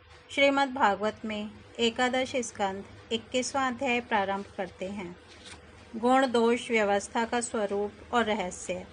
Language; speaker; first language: Hindi; native; Hindi